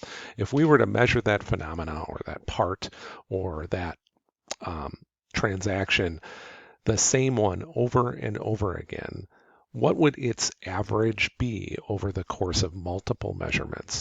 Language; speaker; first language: English; native; English